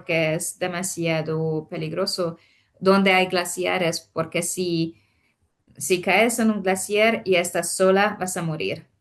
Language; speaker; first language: Spanish; non-native, fluent; Hungarian